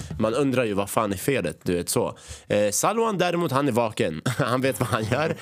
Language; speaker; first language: Swedish; early bilingual, other home language; Arabic